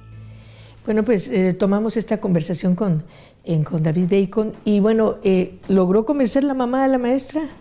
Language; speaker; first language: Spanish; native; Spanish